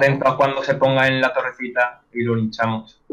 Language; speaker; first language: Spanish; native; Spanish